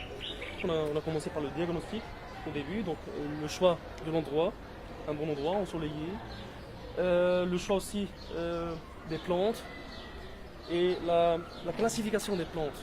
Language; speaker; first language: French; non-native, local second language; Arabic